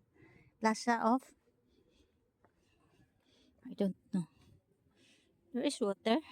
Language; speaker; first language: English; non-native, learner; Filipino